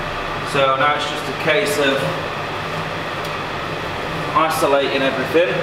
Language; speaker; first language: English; native; English